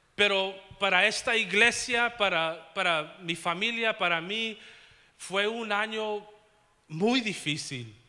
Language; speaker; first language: Spanish; early bilingual, heritage; Spanish